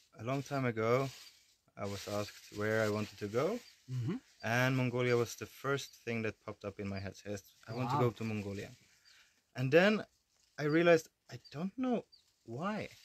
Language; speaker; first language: English; non-native, fluent; Swedish